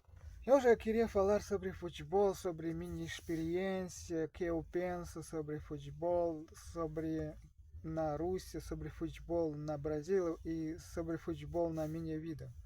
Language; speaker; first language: Portuguese; non-native, learner; Russian